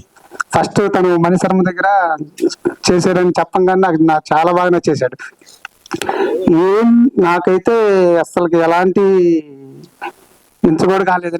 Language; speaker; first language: Telugu; native; Telugu